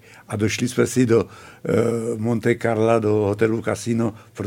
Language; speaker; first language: Czech; native; Czech